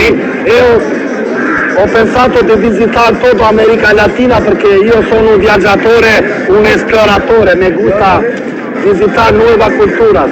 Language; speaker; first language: Italian; non-native, learner; Albanian